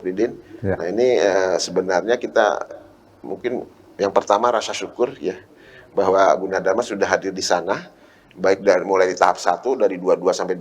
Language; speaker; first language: Indonesian; native; Indonesian